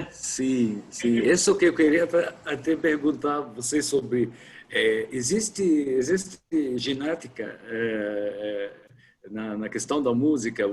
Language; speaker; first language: Portuguese; non-native, fluent; Arabic